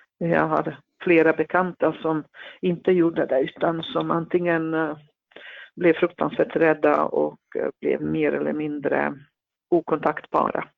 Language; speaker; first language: Swedish; non-native, fluent; Bosnian